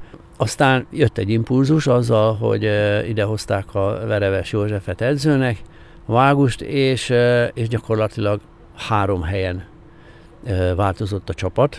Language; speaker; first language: Hungarian; native; Hungarian